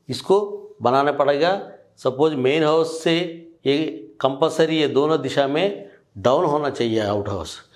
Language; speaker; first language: Hindi; non-native, local second language; Telugu